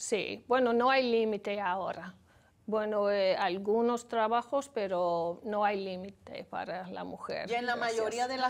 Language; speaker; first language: Spanish; non-native, learner; English